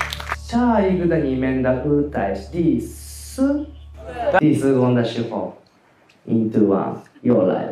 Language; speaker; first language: Chinese; non-native, fluent; Japanese